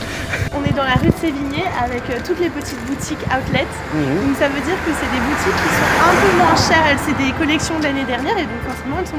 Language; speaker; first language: French; native; French